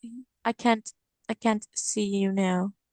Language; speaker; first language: English; non-native, learner; Vietnamese